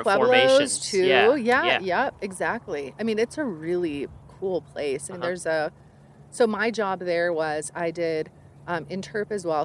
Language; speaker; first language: English; native; English